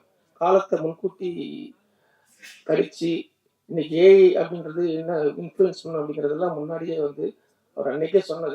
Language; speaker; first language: Tamil; native; Tamil